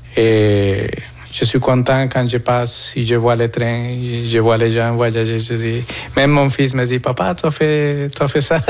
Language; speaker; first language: French; non-native, fluent; Spanish